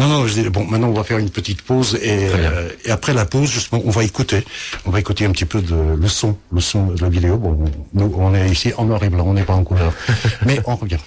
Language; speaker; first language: French; early bilingual, other home language; Portuguese